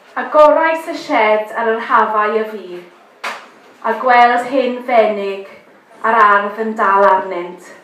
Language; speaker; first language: Welsh; native; Welsh